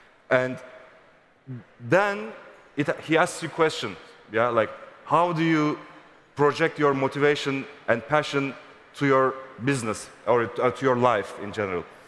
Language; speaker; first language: English; non-native, fluent; Turkish